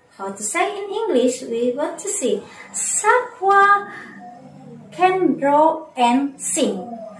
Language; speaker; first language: English; non-native, learner; Indonesian